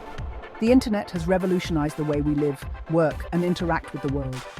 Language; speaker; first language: English; non-native, local second language; Hindi